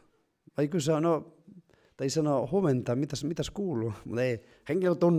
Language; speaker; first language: Finnish; non-native, fluent; Spanish